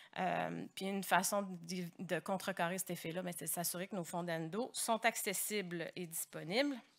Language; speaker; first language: French; native; French